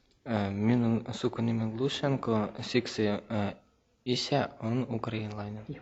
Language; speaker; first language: Finnish; non-native, learner; Russian